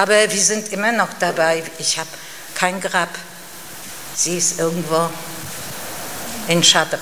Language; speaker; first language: German; non-native, fluent; Polish